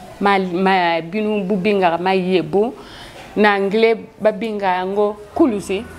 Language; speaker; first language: Lingala; non-native, local second language; Kituba (Democratic Republic of Congo)